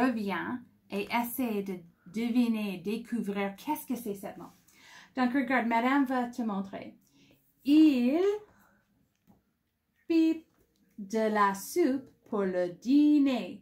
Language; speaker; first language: French; non-native, fluent; English